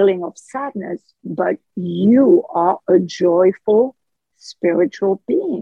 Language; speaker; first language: English; non-native, fluent; French